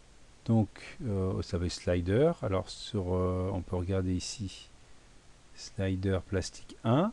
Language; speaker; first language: French; native; French